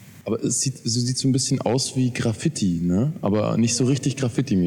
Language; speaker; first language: German; native; German